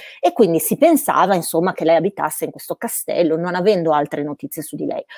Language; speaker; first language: Italian; native; Italian